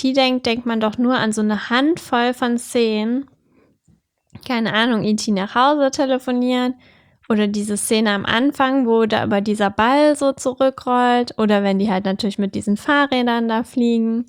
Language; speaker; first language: German; native; German